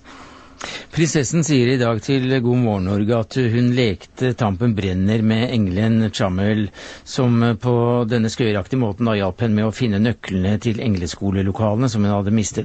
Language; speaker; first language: Norwegian; native; Norwegian